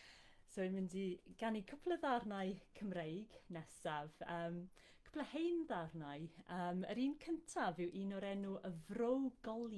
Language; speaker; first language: Welsh; non-native, fluent; English